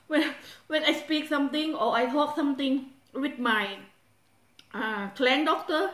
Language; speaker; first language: English; non-native, learner; Thai